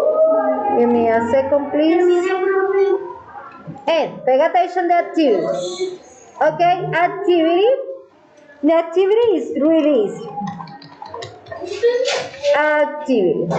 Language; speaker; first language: English; non-native, learner; Spanish